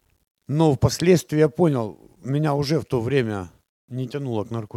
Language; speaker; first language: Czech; non-native, learner; Russian